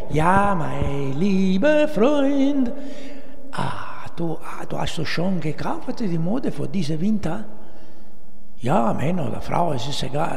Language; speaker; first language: German; non-native, learner; Italian